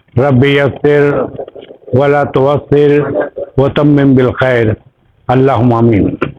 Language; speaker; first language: Urdu; native; Urdu